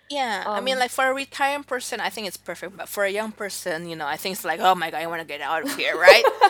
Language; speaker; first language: English; early bilingual, other home language; Indonesian